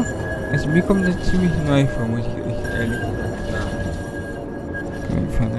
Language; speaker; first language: German; native; German